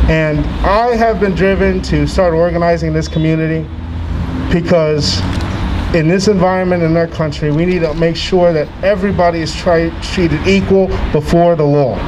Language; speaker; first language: English; native; English